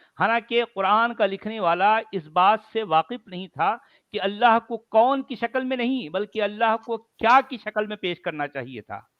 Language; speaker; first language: Hindi; native; Hindi